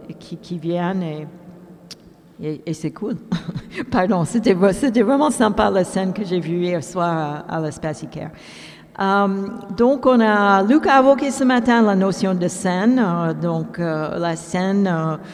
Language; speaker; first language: French; non-native, fluent; English